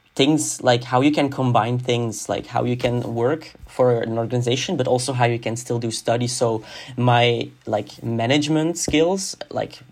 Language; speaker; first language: English; non-native, fluent; Dutch